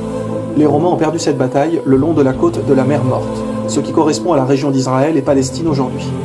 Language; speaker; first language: French; native; French